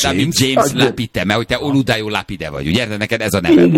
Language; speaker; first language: Hungarian; native; Hungarian